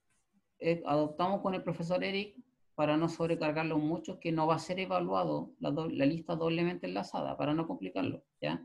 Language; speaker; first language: Spanish; native; Spanish